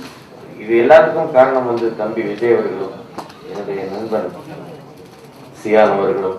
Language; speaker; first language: Tamil; native; Tamil